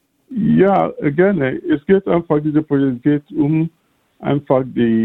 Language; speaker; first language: German; non-native, fluent; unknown